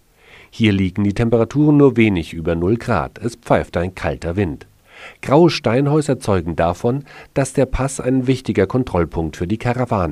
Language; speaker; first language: German; native; German